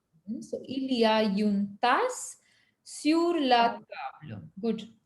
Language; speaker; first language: French; non-native, fluent; Hindi